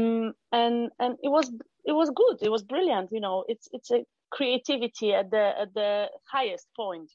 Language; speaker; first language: English; non-native, fluent; Polish